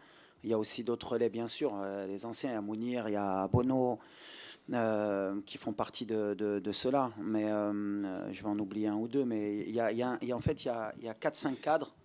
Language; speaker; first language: French; native; French